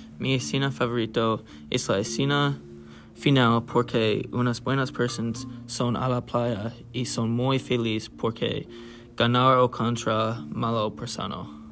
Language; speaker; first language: Spanish; non-native, learner; English